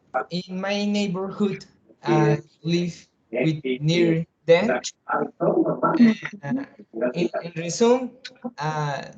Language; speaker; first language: English; non-native, learner; Spanish